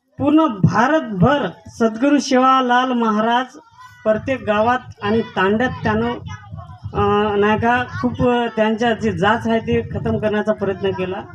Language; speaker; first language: Marathi; non-native, local second language; Lambadi